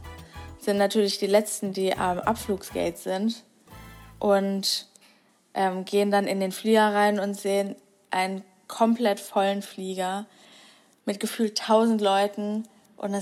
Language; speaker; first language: German; native; German